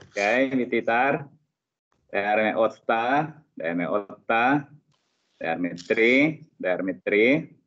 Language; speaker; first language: Swedish; non-native, fluent; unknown